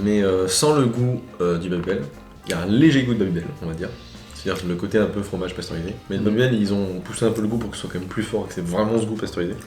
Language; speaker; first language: French; native; French